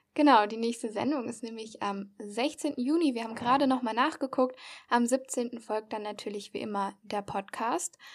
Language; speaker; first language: German; native; German